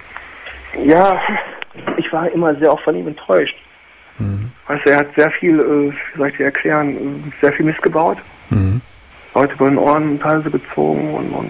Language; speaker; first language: German; native; German